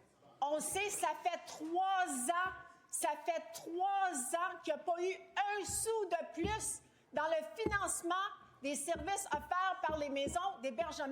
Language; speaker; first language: French; native; French